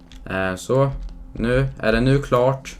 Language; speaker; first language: Swedish; native; Swedish